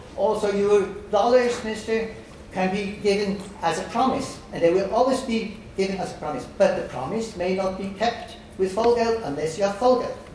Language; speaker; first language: English; non-native, fluent; German